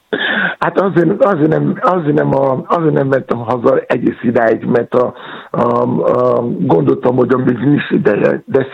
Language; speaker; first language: Hungarian; non-native, fluent; Yoruba